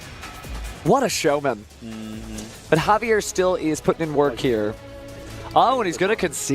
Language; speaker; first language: English; native; English